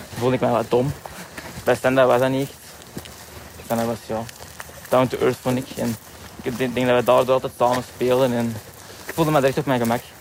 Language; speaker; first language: Dutch; native; Dutch